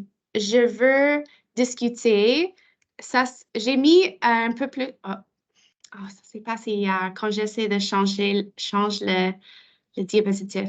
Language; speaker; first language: French; non-native, local second language; English